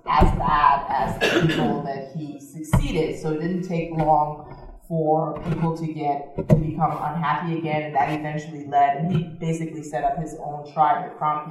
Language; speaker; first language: English; native; English